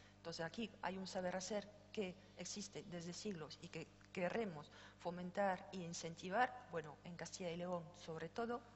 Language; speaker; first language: Spanish; non-native, fluent; French